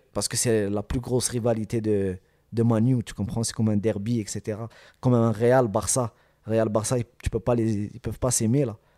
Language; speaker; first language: French; early bilingual, other home language; Arabic